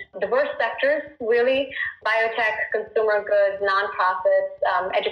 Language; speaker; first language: English; non-native, local second language; Punjabi